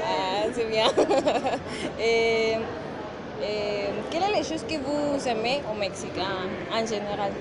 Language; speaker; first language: French; non-native, learner; Spanish